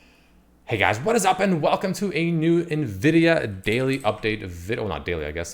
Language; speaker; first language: English; native; English